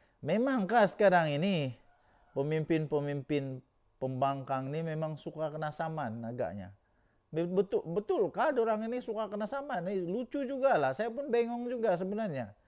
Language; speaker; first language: Malay; native; Malay